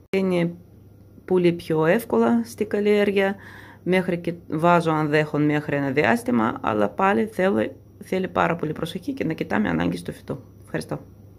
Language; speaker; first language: Greek; non-native, fluent; Russian